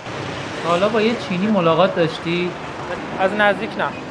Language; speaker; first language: Persian; native; Persian